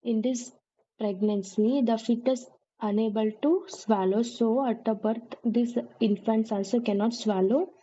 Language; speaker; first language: English; non-native, local second language; Kannada